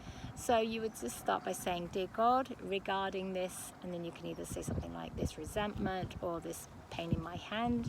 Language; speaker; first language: English; native; English